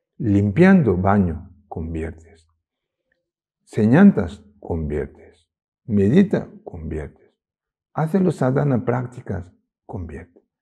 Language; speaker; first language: Spanish; non-native, learner; Tibetan